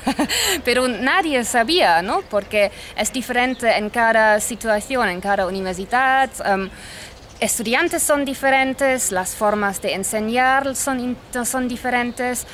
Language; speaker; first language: Spanish; non-native, fluent; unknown